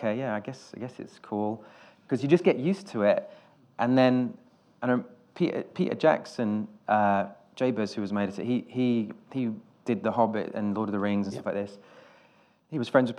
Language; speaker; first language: English; native; English